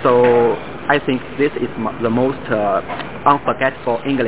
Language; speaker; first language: English; non-native, fluent; Chinese